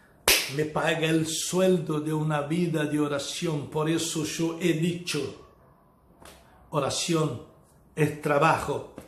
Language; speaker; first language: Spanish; non-native, fluent; Portuguese